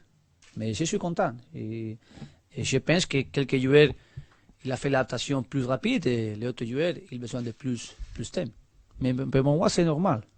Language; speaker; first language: French; non-native, learner; Spanish